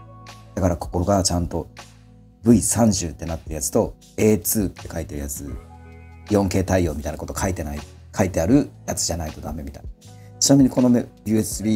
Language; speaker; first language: Japanese; native; Japanese